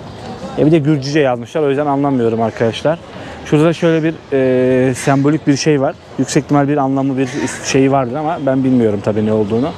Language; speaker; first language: Turkish; native; Turkish